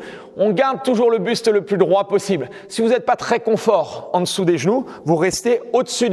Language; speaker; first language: French; native; French